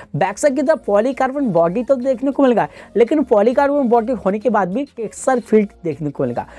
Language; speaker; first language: Hindi; non-native, local second language; Bangla